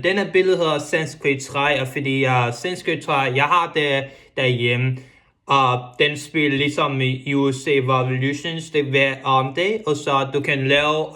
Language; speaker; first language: Danish; non-native, local second language; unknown